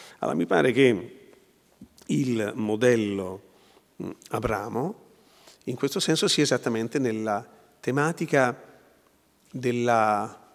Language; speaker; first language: Italian; native; Italian